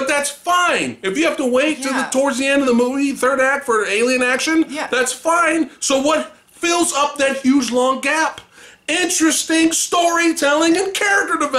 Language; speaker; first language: English; native; English